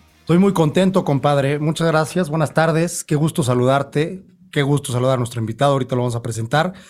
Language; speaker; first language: Spanish; native; Spanish